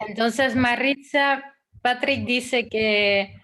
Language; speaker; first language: Spanish; non-native, fluent; Dutch